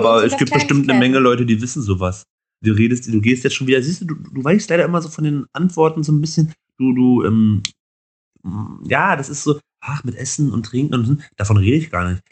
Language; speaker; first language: German; native; German